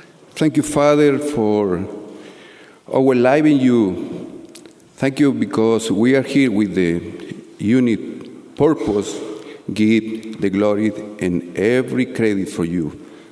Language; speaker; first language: English; non-native, learner; Spanish